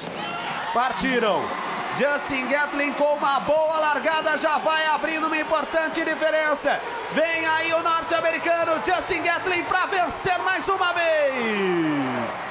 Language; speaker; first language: Portuguese; native; Portuguese